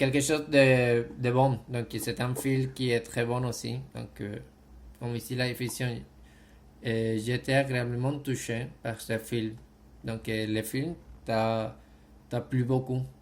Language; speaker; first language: French; non-native, fluent; Spanish